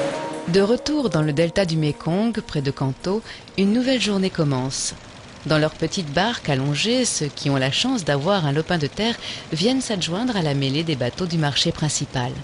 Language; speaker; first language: French; native; French